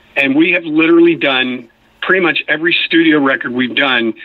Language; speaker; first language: English; native; English